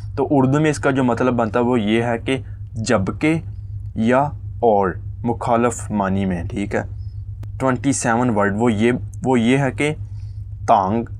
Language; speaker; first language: Urdu; native; Urdu